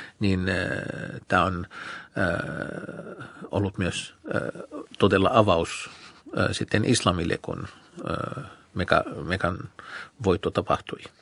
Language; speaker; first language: Finnish; non-native, fluent; Arabic